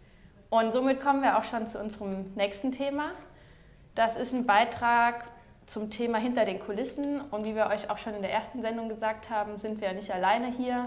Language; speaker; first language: German; native; German